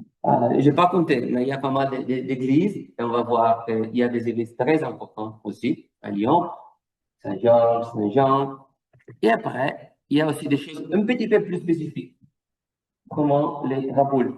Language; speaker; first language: French; non-native, fluent; Italian